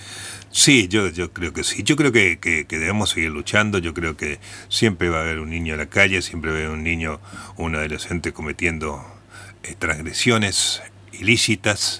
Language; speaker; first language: Spanish; native; Spanish